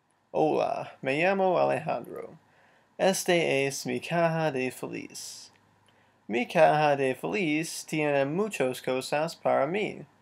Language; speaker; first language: Spanish; non-native, learner; English